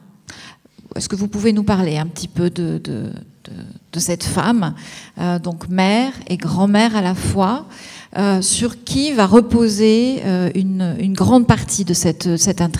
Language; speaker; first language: French; native; French